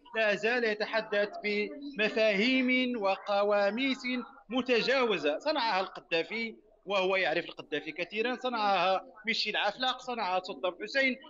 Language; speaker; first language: Arabic; non-native, local second language; Berber languages